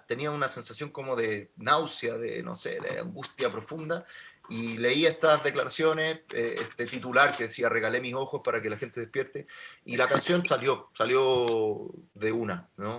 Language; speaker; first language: Spanish; native; Spanish